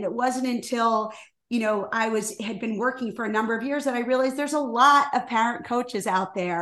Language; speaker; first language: English; native; English